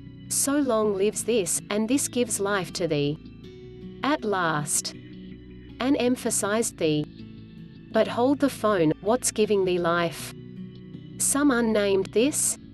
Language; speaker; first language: English; native; English